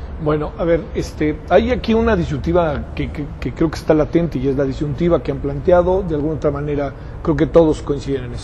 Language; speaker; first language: Spanish; native; Spanish